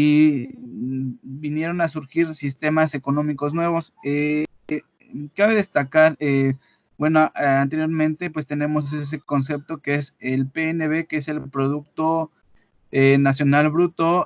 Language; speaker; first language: Spanish; native; Spanish